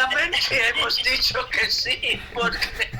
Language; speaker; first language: Spanish; non-native, fluent; English